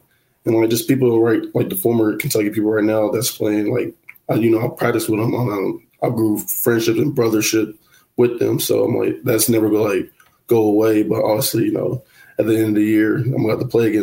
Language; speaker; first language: English; native; English